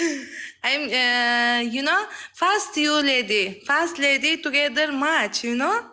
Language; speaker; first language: English; non-native, learner; Uzbek